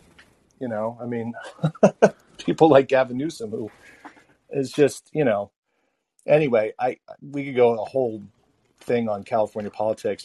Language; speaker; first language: English; native; English